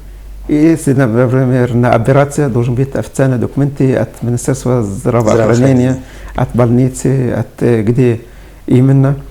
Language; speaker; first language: Russian; non-native, fluent; Arabic